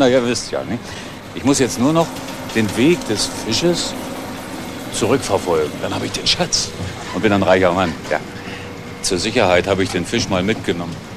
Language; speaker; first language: German; native; German